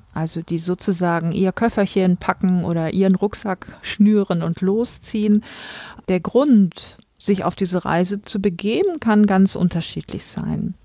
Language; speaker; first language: German; native; German